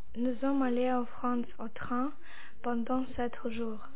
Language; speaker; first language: French; non-native, learner; Russian